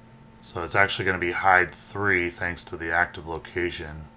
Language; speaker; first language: English; native; English